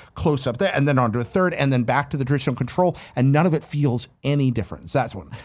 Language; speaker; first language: English; native; English